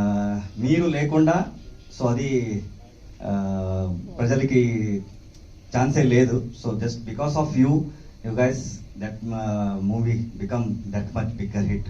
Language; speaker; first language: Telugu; non-native, learner; Kannada